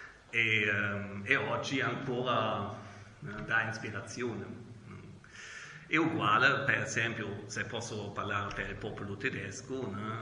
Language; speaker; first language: Italian; non-native, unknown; German